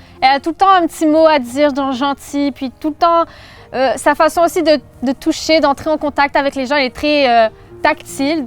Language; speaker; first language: French; native; French